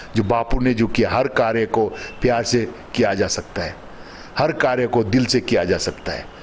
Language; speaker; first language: Hindi; non-native, local second language; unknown